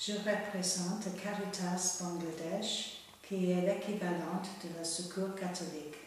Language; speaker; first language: French; non-native, fluent; Bangla